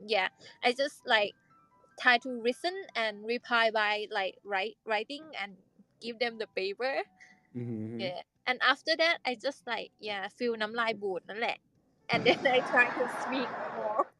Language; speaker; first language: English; non-native, fluent; Thai